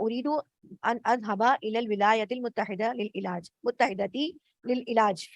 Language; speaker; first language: Arabic; non-native, learner; Urdu